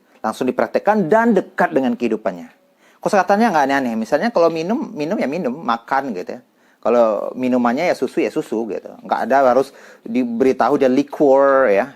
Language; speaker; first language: Indonesian; non-native, local second language; Minangkabau